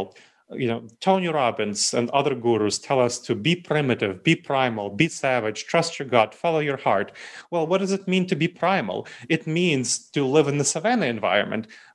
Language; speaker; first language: English; early bilingual, other home language; Romanian